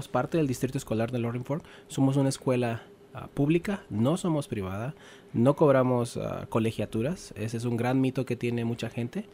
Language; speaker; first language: Spanish; native; Spanish